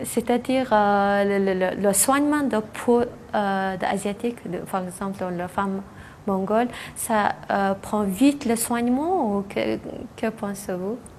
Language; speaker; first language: French; non-native, learner; Mongolian